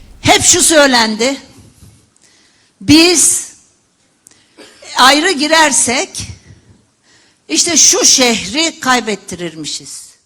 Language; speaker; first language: Turkish; native; Turkish